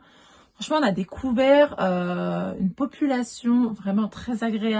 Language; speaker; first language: French; native; French